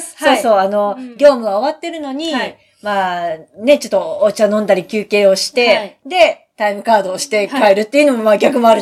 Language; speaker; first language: Japanese; native; Japanese